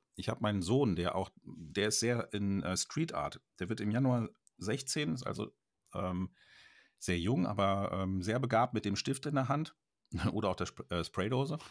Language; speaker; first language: German; native; German